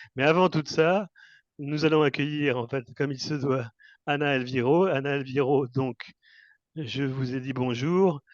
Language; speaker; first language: French; native; French